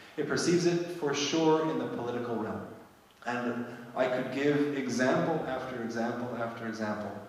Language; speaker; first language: English; native; English